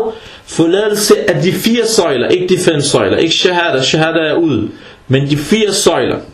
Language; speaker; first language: Danish; early bilingual, other home language; Arabic